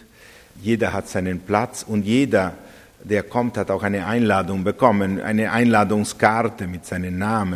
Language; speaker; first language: German; non-native, fluent; Italian